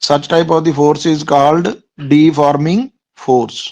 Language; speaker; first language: English; non-native, local second language; Punjabi